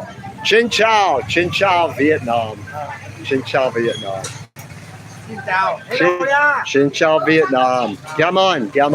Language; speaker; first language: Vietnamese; non-native, learner; English